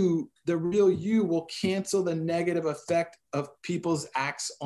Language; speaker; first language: English; native; English